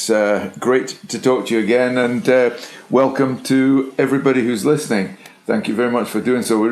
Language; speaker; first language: English; native; English